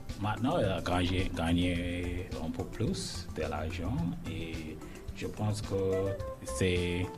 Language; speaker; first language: French; non-native, learner; English